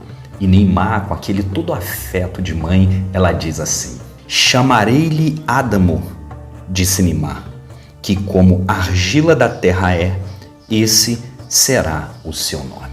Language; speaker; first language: Portuguese; native; Portuguese